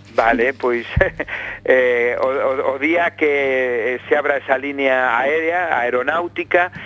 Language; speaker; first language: Galician; native; Galician